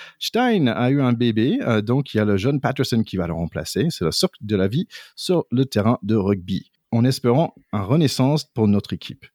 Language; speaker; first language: French; non-native, fluent; English